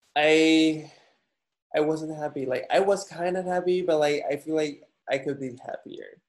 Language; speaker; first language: English; non-native, fluent; Chinese